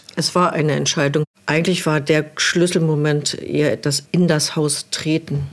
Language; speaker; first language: German; native; German